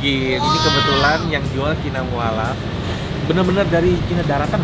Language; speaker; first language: Indonesian; native; Indonesian